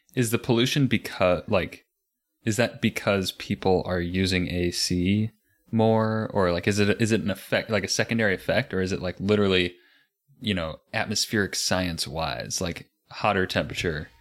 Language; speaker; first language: English; native; English